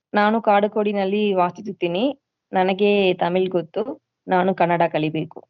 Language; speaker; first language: Kannada; non-native, learner; Tamil